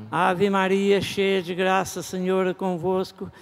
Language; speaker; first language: Portuguese; native; Portuguese